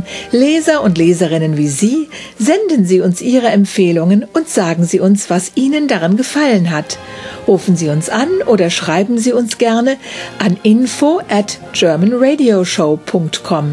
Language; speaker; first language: German; native; German